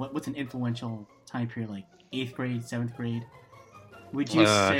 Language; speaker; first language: English; native; English